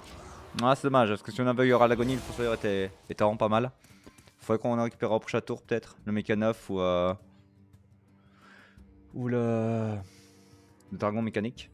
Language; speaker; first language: French; native; French